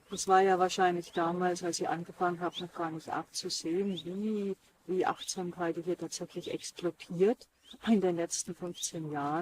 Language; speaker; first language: German; native; German